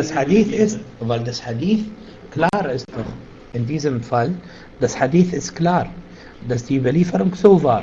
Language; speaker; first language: German; non-native, fluent; Arabic